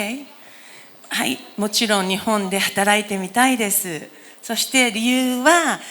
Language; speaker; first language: Japanese; non-native, fluent; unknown